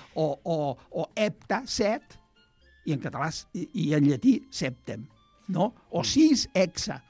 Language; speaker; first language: Catalan; native; Catalan